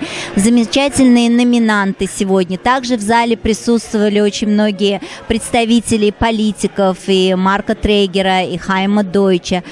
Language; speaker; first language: Russian; native; Russian